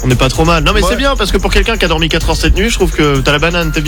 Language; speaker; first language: French; native; French